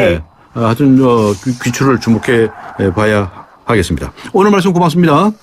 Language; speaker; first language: Korean; native; Korean